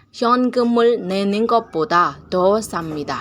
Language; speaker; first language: Korean; non-native, learner; Burmese